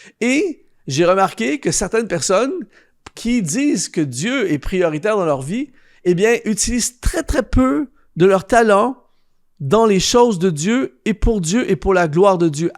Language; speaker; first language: French; native; French